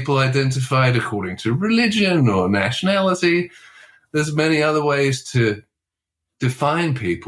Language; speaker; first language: English; native; English